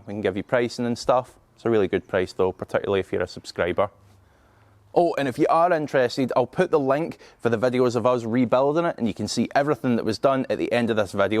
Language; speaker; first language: English; native; English